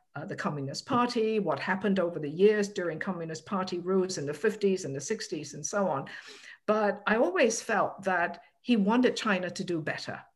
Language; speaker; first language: English; non-native, local second language; Cantonese